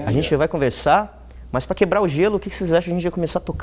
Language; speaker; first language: Portuguese; native; Portuguese